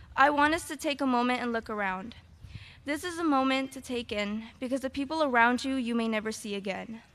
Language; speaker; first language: English; early bilingual, other home language; Spanish